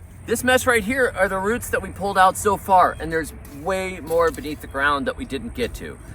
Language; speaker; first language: English; native; English